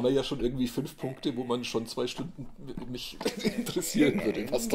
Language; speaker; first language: German; native; German